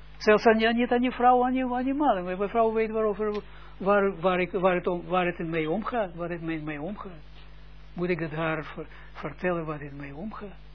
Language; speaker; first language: Dutch; non-native, fluent; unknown